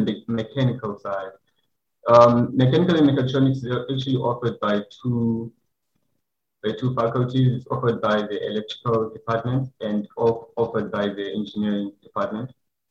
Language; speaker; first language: English; non-native, local second language; Xhosa